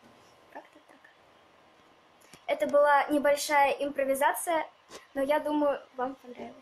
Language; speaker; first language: Russian; early bilingual, other home language; Tajik